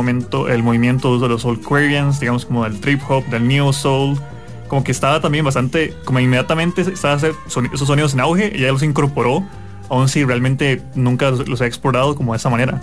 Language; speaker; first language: Spanish; native; Spanish